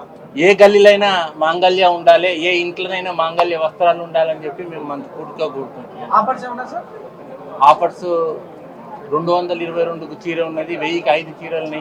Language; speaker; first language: Telugu; native; Telugu